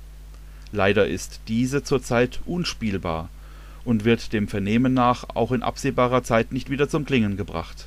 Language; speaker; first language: German; native; German